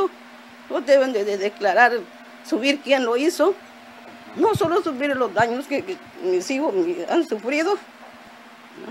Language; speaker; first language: Spanish; native; Spanish